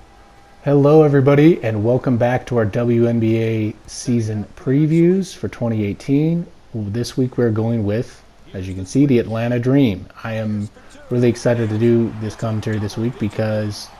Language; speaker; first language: English; native; English